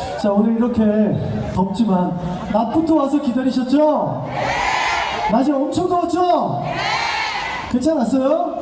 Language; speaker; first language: Korean; native; Korean